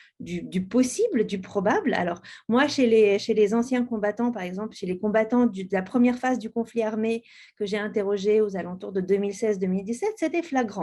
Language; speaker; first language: French; native; French